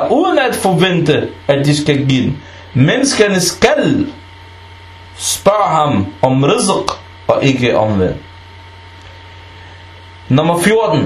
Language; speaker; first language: Danish; non-native, fluent; Arabic